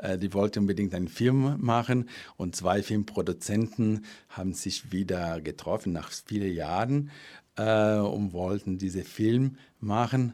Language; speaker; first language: German; non-native, fluent; Portuguese